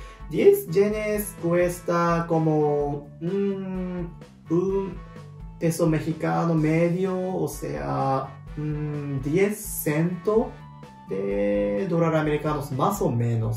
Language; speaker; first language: Spanish; non-native, learner; Japanese